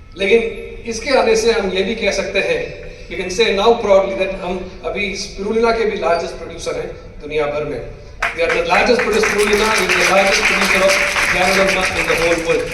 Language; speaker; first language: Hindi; non-native, local second language; Malayalam